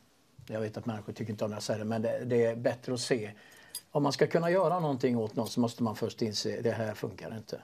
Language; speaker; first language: Swedish; native; Swedish